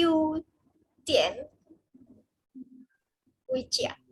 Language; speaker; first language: Chinese; non-native, learner; Indonesian